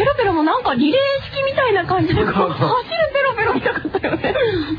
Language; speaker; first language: Japanese; native; Japanese